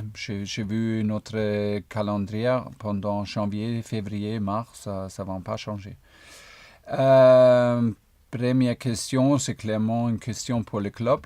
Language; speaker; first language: French; non-native, fluent; German